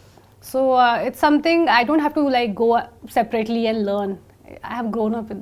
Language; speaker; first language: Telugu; non-native, learner; Hindi